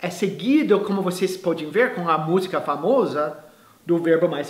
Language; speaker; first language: Portuguese; non-native, fluent; English